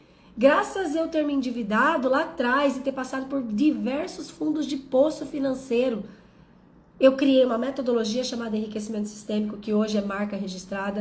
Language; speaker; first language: Portuguese; native; Portuguese